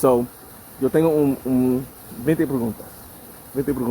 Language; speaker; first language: Spanish; non-native, learner; English